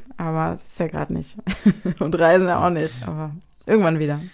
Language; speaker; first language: German; native; German